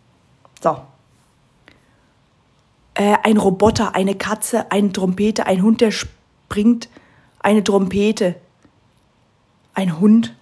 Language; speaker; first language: German; native; German